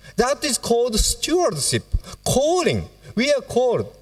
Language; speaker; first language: English; non-native, fluent; Japanese